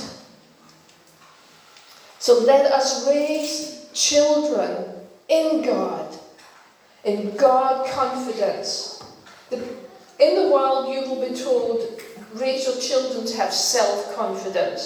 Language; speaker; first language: English; non-native, fluent; Danish